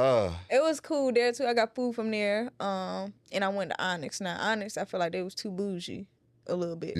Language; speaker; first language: English; native; English